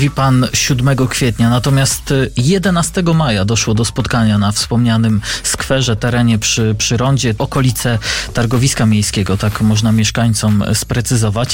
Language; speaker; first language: Polish; native; Polish